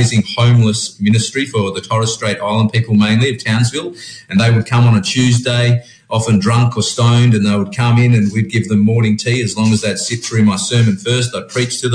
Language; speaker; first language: English; native; English